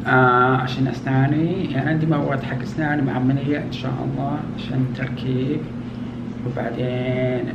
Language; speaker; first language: Arabic; non-native, learner; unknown